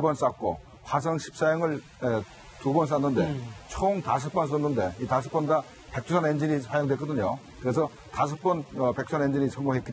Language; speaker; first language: Korean; native; Korean